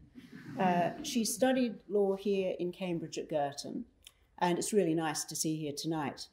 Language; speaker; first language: English; native; English